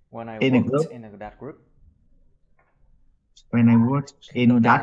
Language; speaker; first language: English; non-native, learner; Vietnamese